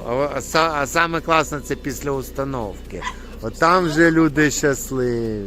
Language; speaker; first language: Ukrainian; native; Ukrainian